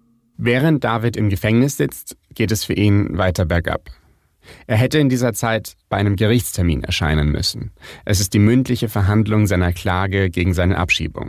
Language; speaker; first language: German; native; German